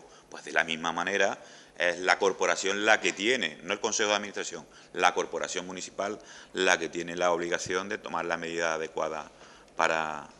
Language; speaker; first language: Spanish; native; Spanish